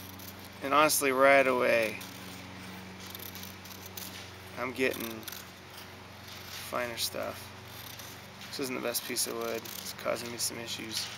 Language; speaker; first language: English; native; English